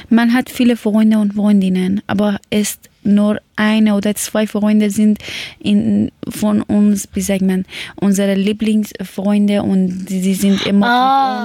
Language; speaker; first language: German; non-native, fluent; Persian